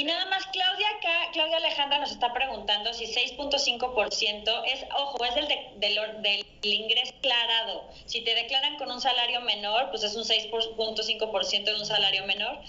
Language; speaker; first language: Spanish; native; Spanish